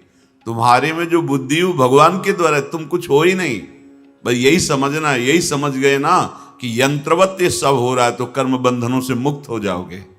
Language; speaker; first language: Hindi; native; Hindi